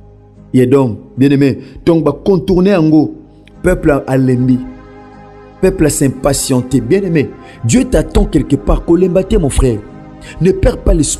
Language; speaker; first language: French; non-native, local second language; Lingala